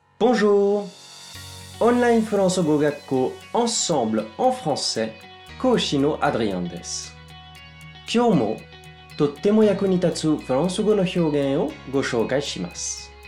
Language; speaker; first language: Japanese; non-native, fluent; French